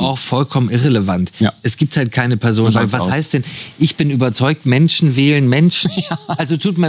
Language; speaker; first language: German; native; German